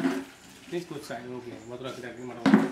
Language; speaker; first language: German; non-native, learner; Sinhala